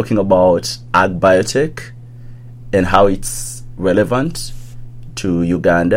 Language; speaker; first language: English; non-native, local second language; Ganda